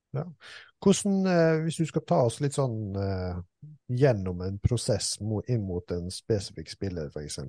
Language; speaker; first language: Norwegian; native; Norwegian